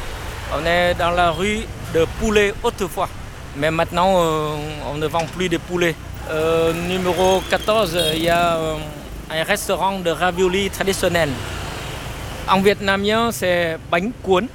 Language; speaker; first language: French; non-native, fluent; Vietnamese